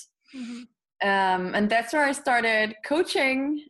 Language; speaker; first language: English; non-native, fluent; Dutch